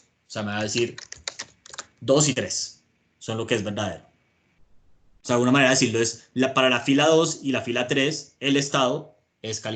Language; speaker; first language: Spanish; native; Spanish